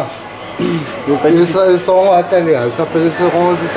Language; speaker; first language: French; non-native, learner; Arabic